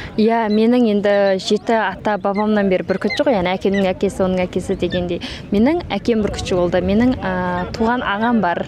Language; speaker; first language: Kazakh; early bilingual, heritage; Kazakh